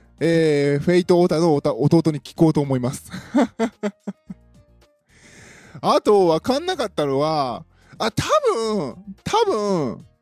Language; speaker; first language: Japanese; native; Japanese